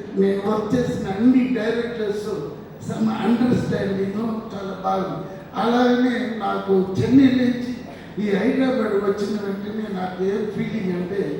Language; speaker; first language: Telugu; non-native, fluent; Tamil